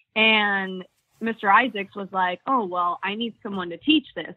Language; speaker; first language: English; native; English